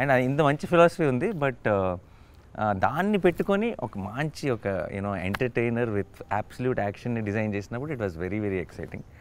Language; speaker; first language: Telugu; native; Telugu